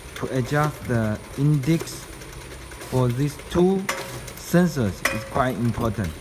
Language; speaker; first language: English; non-native, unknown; Chinese